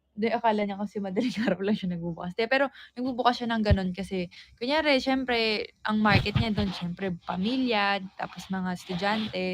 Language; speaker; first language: Filipino; native; Filipino